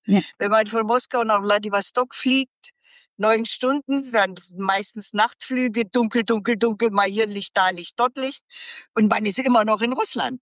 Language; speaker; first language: German; native; German